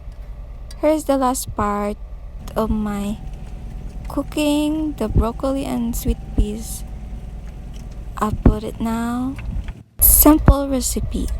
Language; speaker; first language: English; non-native, local second language; Filipino